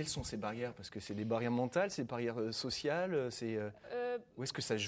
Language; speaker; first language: French; native; French